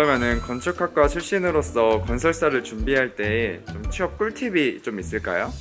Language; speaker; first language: Korean; native; Korean